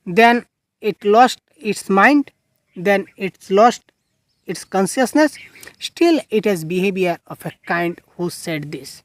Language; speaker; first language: English; non-native, local second language; Bangla